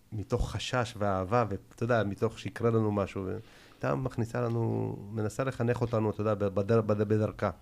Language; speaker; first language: Hebrew; early bilingual, other home language; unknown